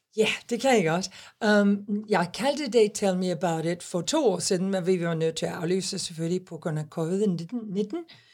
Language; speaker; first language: Danish; non-native, fluent; English